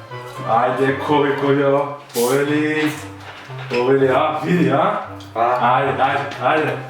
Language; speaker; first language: Macedonian; native; Macedonian